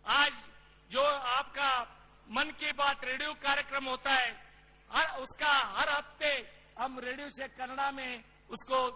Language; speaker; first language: Hindi; non-native, local second language; Kannada